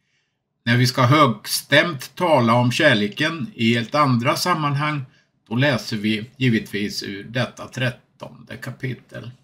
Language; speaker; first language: Swedish; native; Swedish